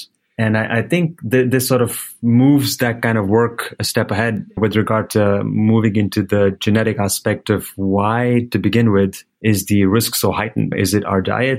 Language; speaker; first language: English; non-native, local second language; Hindi